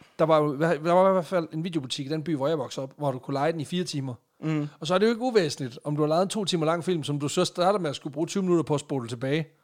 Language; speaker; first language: Danish; native; Danish